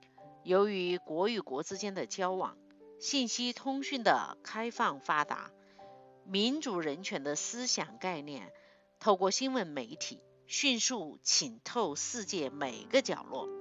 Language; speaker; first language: Chinese; native; Chinese